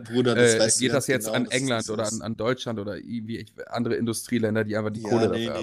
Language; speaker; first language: German; native; German